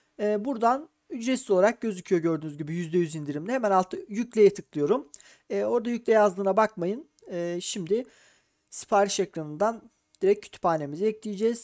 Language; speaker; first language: Turkish; native; Turkish